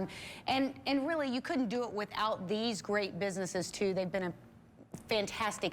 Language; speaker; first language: English; native; English